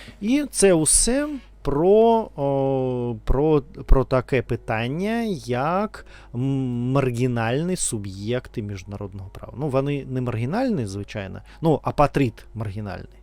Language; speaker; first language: Ukrainian; non-native, learner; Russian